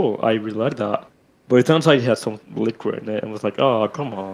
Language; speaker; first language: English; non-native, fluent; French